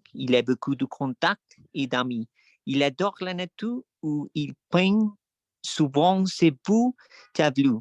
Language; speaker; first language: French; non-native, learner; Spanish